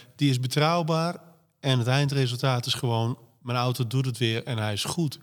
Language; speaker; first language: Dutch; native; Dutch